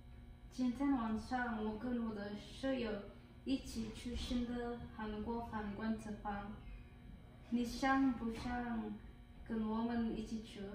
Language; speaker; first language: Chinese; non-native, learner; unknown